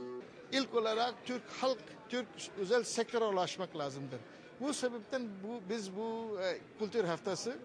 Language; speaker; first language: Turkish; non-native, fluent; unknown